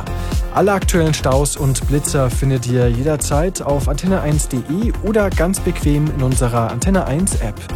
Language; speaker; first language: German; native; German